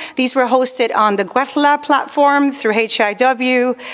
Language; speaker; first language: English; non-native, fluent; Spanish